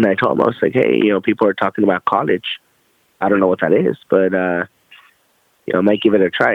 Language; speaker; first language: English; native; English